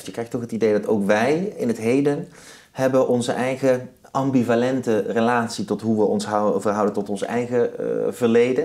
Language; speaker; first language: Dutch; native; Dutch